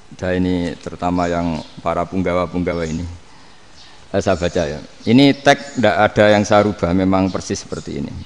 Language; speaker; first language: Indonesian; non-native, local second language; Javanese